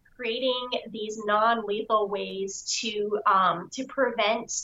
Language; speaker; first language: English; native; English